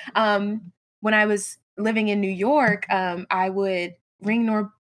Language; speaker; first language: English; native; English